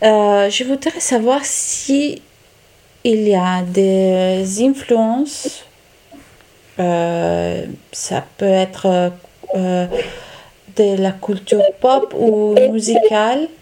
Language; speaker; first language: French; non-native, learner; Italian